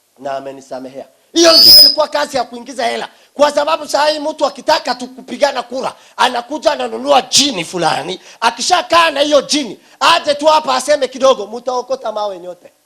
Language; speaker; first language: Swahili; non-native, local second language; Somali